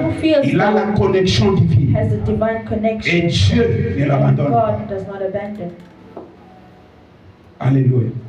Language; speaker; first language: French; non-native, local second language; Lingala